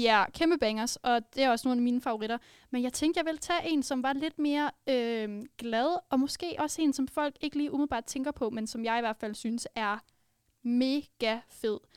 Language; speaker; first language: Danish; native; Danish